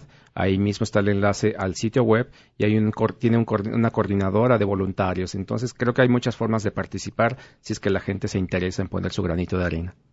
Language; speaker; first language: Spanish; native; Spanish